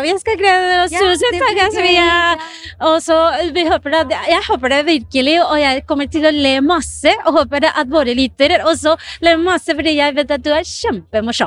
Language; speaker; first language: Norwegian; non-native, fluent; Spanish